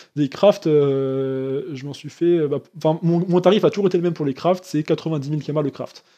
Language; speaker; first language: French; native; French